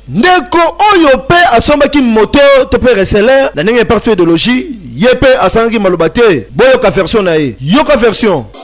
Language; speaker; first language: Lingala; non-native, local second language; Kongo